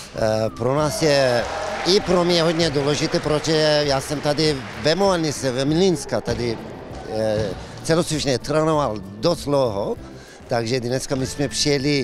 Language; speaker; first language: Czech; non-native, learner; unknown